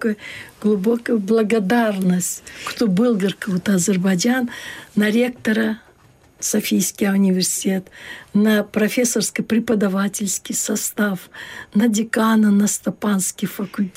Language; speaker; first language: Bulgarian; early bilingual, heritage; Bulgarian